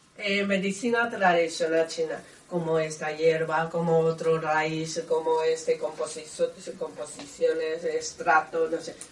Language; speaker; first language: Spanish; non-native, learner; Chinese